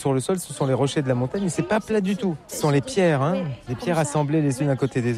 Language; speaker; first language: French; native; French